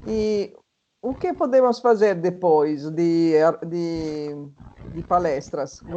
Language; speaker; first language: Portuguese; non-native, fluent; Italian